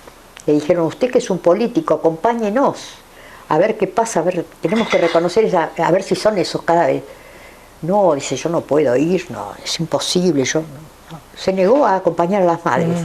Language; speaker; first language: Spanish; native; Spanish